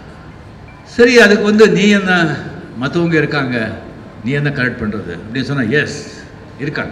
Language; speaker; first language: Tamil; non-native, fluent; Marathi